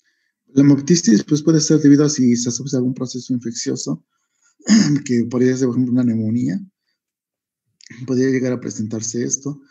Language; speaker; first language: Spanish; native; Spanish